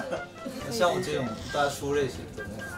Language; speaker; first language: Chinese; non-native, fluent; Japanese